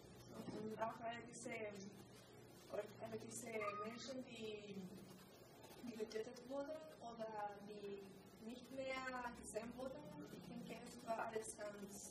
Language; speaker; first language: German; non-native, learner; Spanish